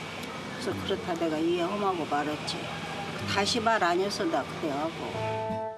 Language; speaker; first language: Korean; native; Korean